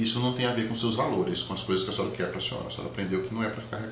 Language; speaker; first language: Portuguese; native; Portuguese